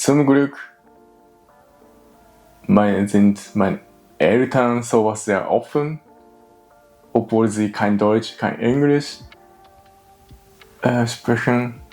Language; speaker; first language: German; non-native, learner; Japanese